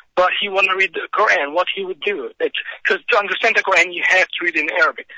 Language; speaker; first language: English; non-native, fluent; Arabic